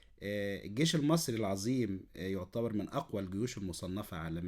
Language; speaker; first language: Arabic; native; Arabic